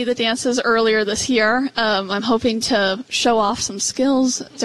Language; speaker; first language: English; native; English